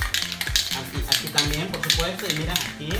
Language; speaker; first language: Spanish; native; Spanish